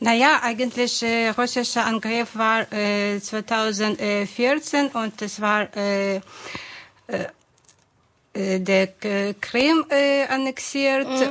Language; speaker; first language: German; non-native, fluent; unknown